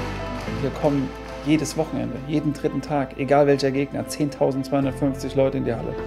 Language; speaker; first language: German; native; German